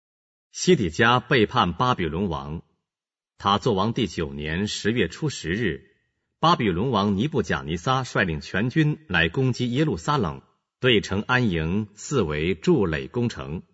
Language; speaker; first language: Chinese; native; Chinese